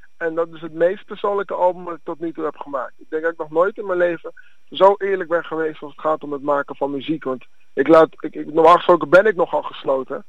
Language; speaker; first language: Dutch; early bilingual, other home language; Akan